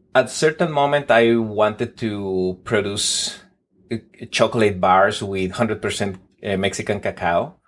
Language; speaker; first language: English; non-native, fluent; Spanish